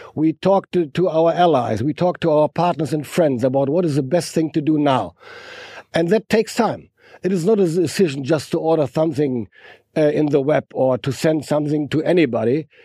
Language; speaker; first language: English; non-native, fluent; German